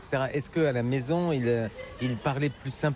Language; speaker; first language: French; native; French